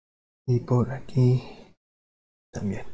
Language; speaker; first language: Spanish; non-native, local second language; Catalan